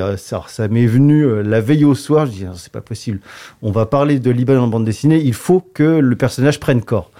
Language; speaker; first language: French; native; French